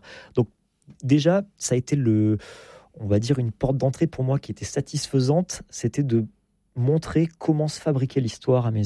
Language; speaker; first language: French; native; French